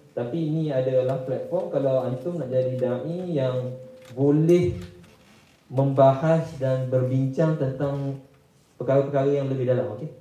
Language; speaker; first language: Malay; native; Malay